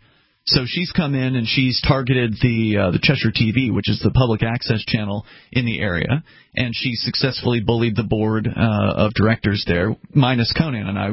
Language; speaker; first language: English; native; English